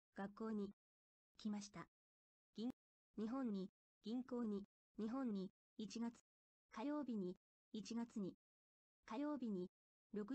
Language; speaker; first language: Japanese; non-native, learner; English